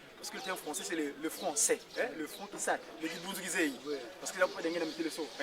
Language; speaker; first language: French; non-native, local second language; Kongo